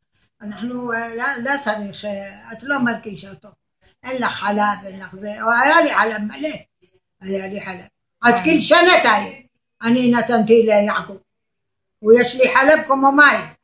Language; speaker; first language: Hebrew; non-native, learner; Arabic